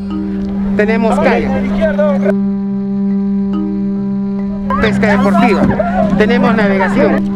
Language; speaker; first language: Spanish; native; Spanish